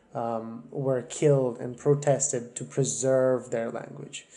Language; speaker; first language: English; non-native, fluent; Bangla